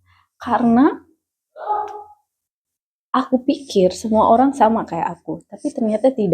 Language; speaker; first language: Indonesian; native; Indonesian